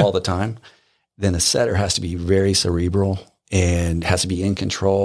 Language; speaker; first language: English; native; English